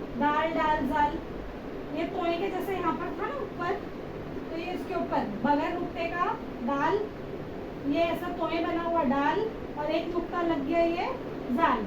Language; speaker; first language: Hindi; native; Hindi